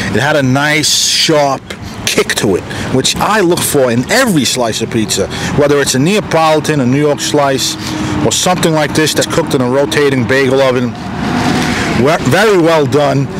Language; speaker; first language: English; native; English